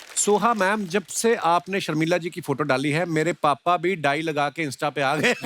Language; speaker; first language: Hindi; non-native, local second language; Punjabi